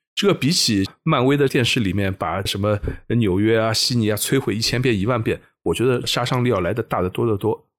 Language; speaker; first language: Chinese; native; Chinese